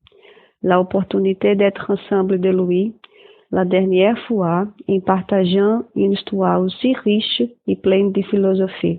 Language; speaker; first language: French; non-native, fluent; Portuguese